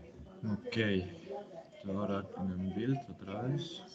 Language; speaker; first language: Spanish; native; Spanish